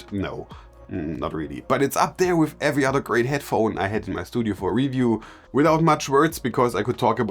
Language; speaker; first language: English; non-native, fluent; German